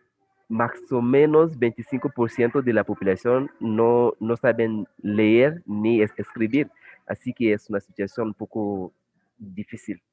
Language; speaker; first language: Spanish; non-native, fluent; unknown